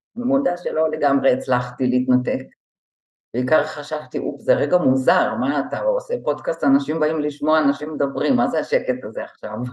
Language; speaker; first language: Hebrew; native; Hebrew